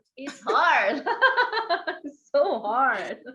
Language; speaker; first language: English; non-native, fluent; Persian